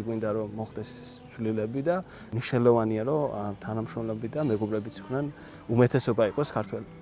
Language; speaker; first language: Georgian; non-native, learner; Persian